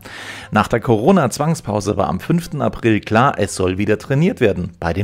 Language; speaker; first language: German; native; German